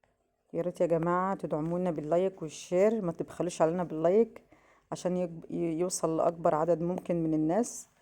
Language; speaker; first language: Arabic; native; Arabic